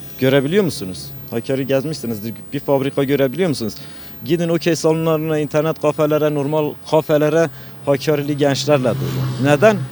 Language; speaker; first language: Turkish; non-native, local second language; Kurdish